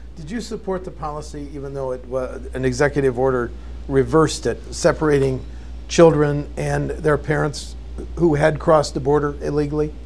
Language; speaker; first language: English; native; English